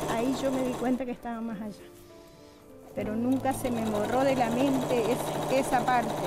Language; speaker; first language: Spanish; native; Spanish